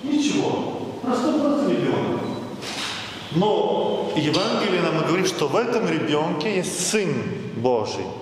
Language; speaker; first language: Russian; non-native, fluent; Lithuanian